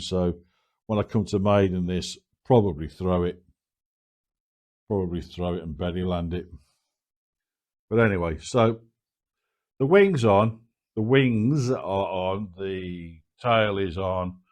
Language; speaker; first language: English; native; English